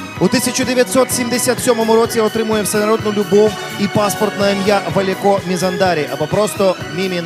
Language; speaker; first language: Ukrainian; native; Ukrainian